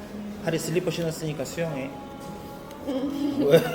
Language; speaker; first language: Korean; native; Korean